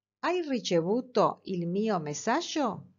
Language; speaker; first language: Italian; non-native, fluent; Spanish